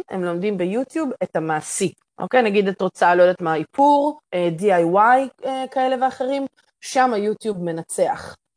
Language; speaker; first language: Hebrew; native; Hebrew